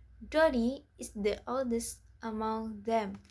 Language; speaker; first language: English; non-native, learner; Indonesian